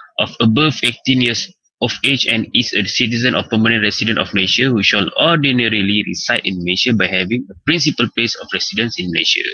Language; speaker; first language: English; non-native, local second language; Malay